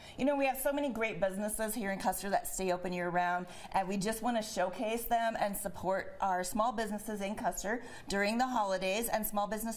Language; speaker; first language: English; native; English